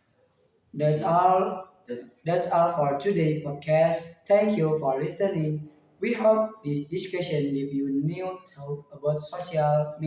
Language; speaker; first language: English; non-native, learner; Indonesian